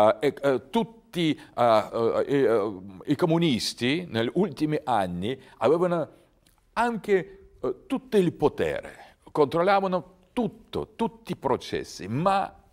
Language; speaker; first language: Italian; non-native, learner; Russian